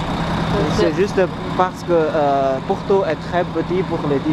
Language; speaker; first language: French; non-native, learner; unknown